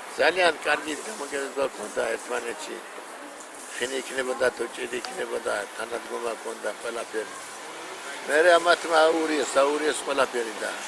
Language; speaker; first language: Georgian; non-native, local second language; Svan